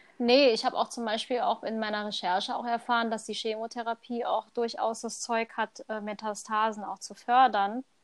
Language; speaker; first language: German; early bilingual, other home language; Thai